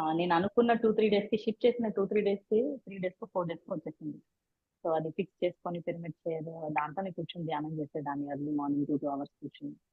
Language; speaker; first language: Telugu; native; Telugu